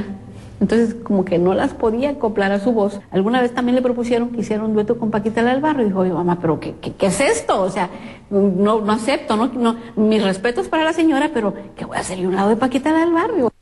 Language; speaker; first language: Spanish; native; Spanish